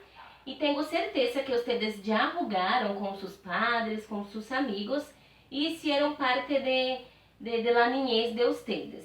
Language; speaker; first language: Spanish; non-native, fluent; Portuguese